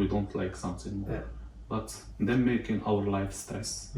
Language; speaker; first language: English; non-native, learner; Arabic